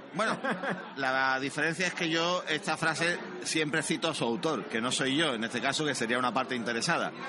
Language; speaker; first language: Spanish; native; Spanish